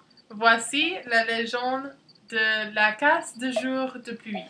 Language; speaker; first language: French; non-native, learner; English